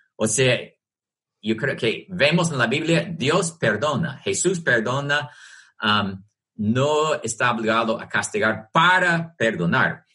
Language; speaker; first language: Spanish; non-native, fluent; English